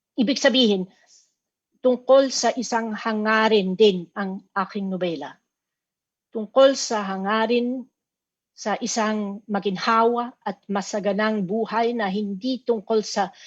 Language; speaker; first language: Filipino; non-native, fluent; German